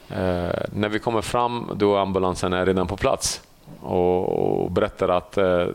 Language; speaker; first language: Swedish; early bilingual, other home language; Assyrian Neo-Aramaic